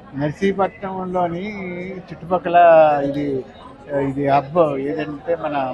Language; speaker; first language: Telugu; native; Telugu